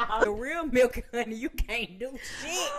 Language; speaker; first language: English; native; English